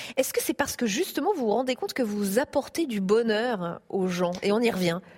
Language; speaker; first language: French; native; French